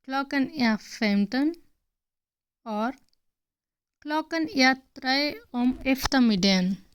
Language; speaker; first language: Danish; non-native, fluent; Hindi